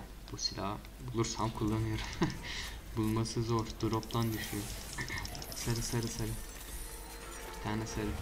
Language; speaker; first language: Turkish; native; Turkish